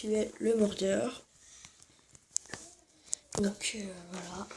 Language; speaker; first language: French; native; French